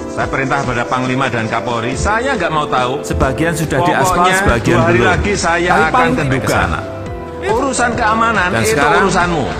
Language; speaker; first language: Indonesian; native; Indonesian